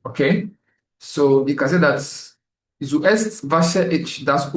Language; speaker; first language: German; non-native, learner; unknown